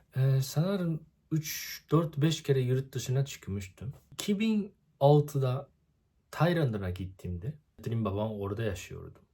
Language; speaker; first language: Turkish; non-native, fluent; Japanese